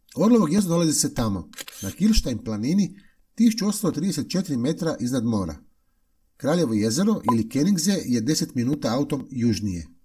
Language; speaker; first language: Croatian; native; Croatian